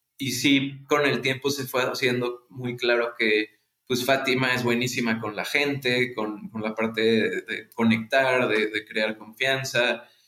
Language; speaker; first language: Spanish; native; Spanish